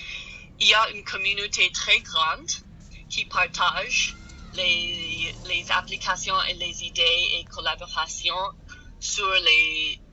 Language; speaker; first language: French; non-native, learner; English